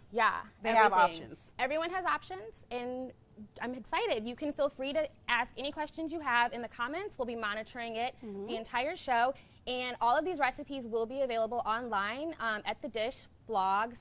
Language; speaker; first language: English; native; English